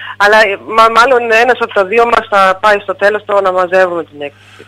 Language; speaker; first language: Greek; non-native, fluent; German